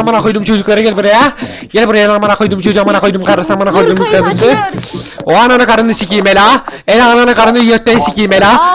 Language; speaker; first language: Turkish; native; Turkish